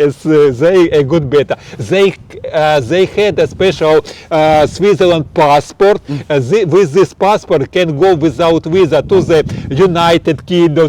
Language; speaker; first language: English; non-native, learner; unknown